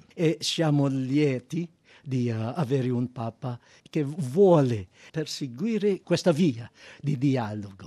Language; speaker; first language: Italian; non-native, fluent; Filipino